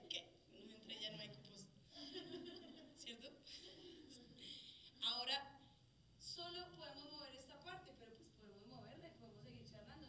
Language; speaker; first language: Spanish; native; Spanish